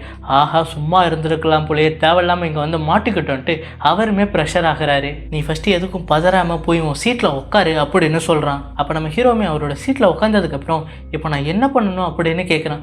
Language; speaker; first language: Tamil; native; Tamil